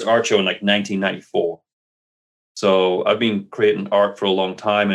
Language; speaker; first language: English; native; English